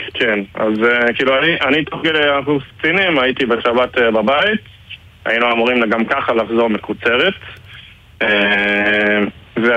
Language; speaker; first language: Hebrew; non-native, fluent; English